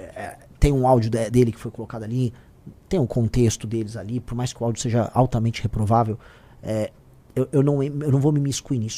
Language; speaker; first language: Portuguese; native; Portuguese